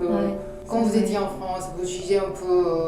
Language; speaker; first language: French; non-native, fluent; Korean